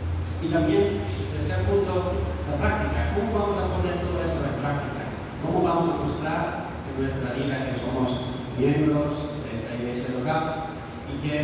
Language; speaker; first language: Spanish; non-native, fluent; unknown